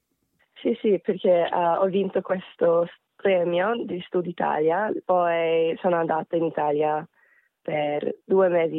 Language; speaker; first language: Italian; non-native, fluent; Korean